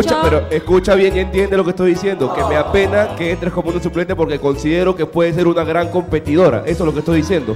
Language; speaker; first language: Spanish; native; Spanish